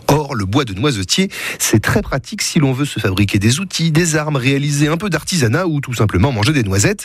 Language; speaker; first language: French; native; French